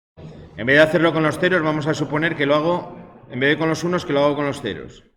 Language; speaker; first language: Spanish; native; Spanish